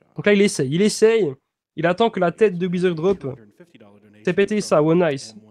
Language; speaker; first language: French; native; French